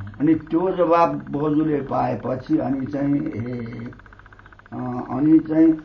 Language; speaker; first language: Nepali; non-native, local second language; Limbu